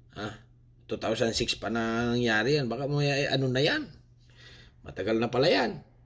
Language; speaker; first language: Filipino; non-native, local second language; Cebuano